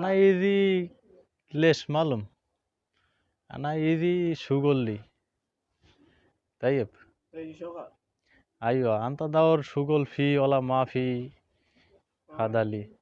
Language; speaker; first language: Arabic; non-native, learner; Bangla